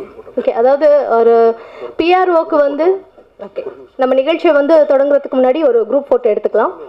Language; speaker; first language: Tamil; native; Tamil